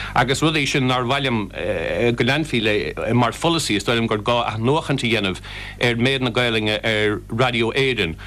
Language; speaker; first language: Irish; native; Irish